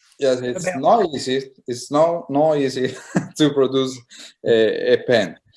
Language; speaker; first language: English; non-native, learner; Italian